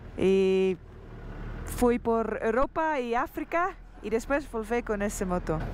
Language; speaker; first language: Spanish; non-native, learner; Dutch